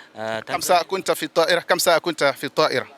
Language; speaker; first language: Arabic; non-native, learner; Swahili